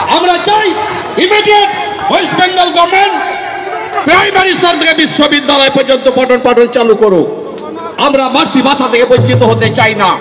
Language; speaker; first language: Bangla; non-native, local second language; Santali